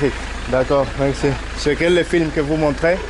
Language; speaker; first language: French; non-native, learner; Spanish